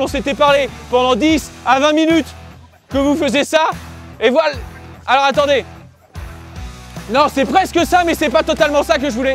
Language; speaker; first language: French; native; French